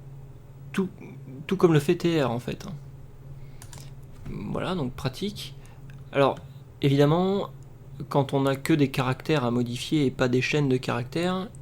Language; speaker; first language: French; native; French